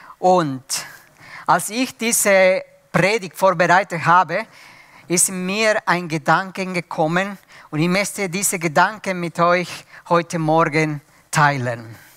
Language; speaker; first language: German; non-native, fluent; Spanish